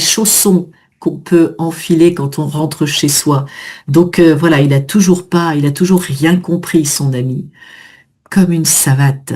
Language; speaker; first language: French; native; French